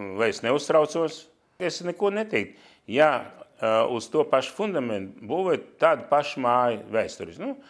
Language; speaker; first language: Latvian; non-native, local second language; Russian